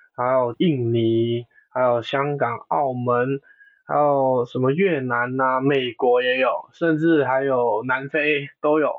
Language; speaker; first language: Chinese; non-native, local second language; Cantonese